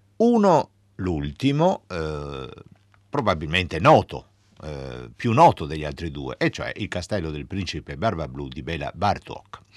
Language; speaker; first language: Italian; native; Italian